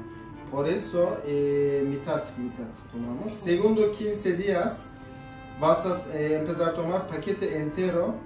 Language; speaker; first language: Spanish; non-native, fluent; Turkish